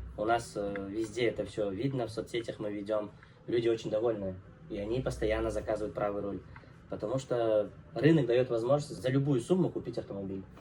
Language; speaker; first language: Russian; non-native, local second language; Uzbek